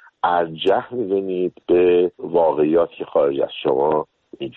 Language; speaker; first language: Persian; native; Persian